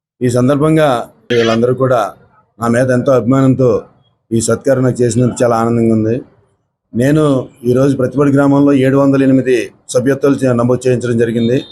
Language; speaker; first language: Telugu; native; Telugu